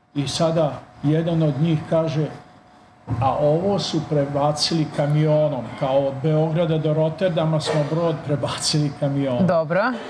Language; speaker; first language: Serbian; native; Serbian